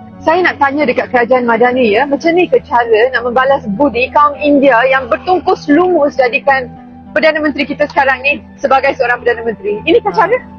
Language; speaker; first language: Malay; non-native, local second language; Tamil